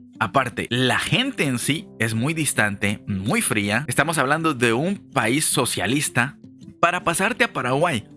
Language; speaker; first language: Spanish; native; Spanish